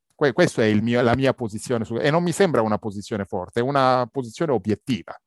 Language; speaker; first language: Italian; non-native, fluent; Arabic